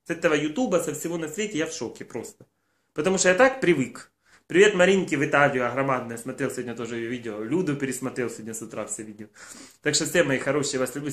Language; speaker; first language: Russian; non-native, local second language; Ukrainian